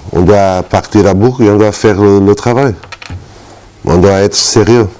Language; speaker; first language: French; non-native, fluent; Portuguese